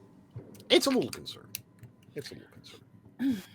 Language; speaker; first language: English; native; English